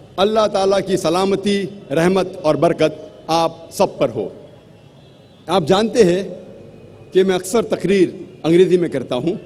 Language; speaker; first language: Urdu; non-native, local second language; Konkani